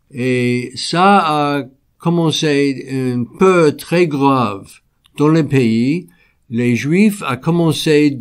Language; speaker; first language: French; non-native, fluent; English